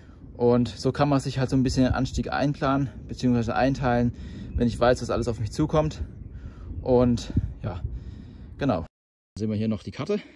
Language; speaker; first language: German; native; German